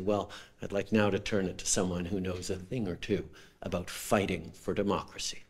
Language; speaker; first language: English; early bilingual, other home language; French